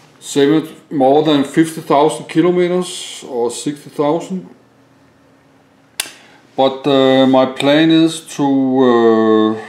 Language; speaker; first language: English; non-native, learner; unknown